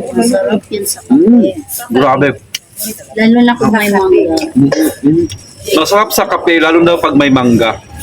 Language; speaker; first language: Filipino; non-native, local second language; Waray